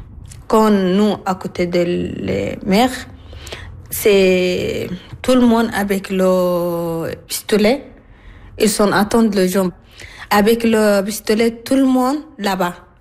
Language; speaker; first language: French; non-native, learner; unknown